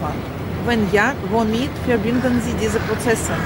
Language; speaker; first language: German; non-native, learner; Russian